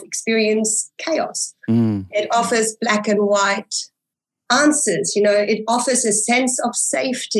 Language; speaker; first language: English; early bilingual, other home language; German